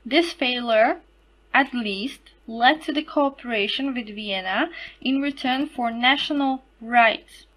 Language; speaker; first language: English; non-native, fluent; Slovak